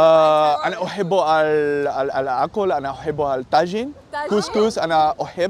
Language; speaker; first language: Arabic; non-native, learner; Dutch